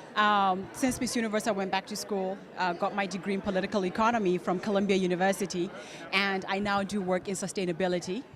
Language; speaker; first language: English; non-native, local second language; Tswana